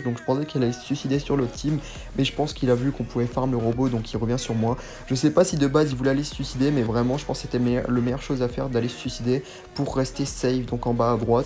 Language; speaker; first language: French; native; French